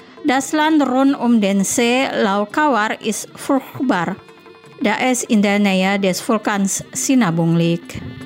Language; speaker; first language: German; non-native, fluent; Indonesian